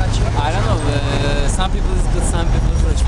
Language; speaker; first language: English; non-native, learner; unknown